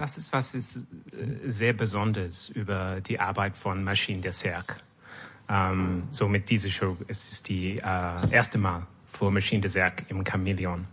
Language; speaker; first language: German; non-native, learner; French